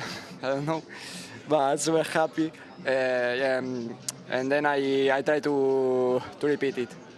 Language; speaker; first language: English; non-native, learner; Italian